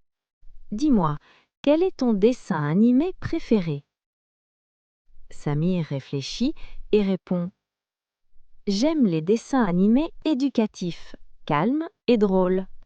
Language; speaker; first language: French; non-native, local second language; Arabic